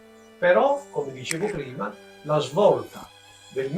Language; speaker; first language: Italian; native; Italian